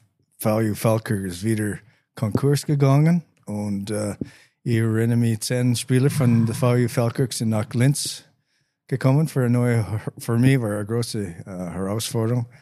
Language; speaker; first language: German; non-native, learner; English